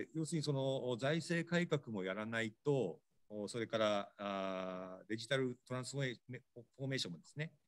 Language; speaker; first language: Japanese; native; Japanese